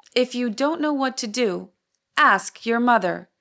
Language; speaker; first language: English; non-native, fluent; Polish